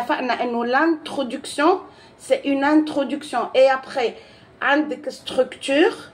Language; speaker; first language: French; non-native, local second language; Arabic